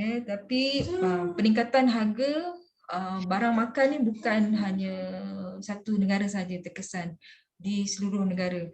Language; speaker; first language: Malay; native; Malay